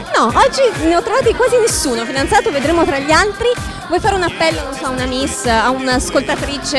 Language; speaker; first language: Italian; native; Italian